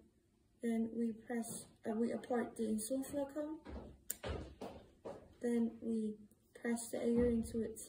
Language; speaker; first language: English; non-native, fluent; Turkish